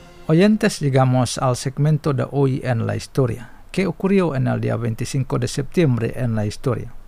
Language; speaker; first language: Spanish; non-native, fluent; Indonesian